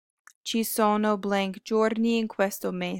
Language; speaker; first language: Italian; non-native, fluent; English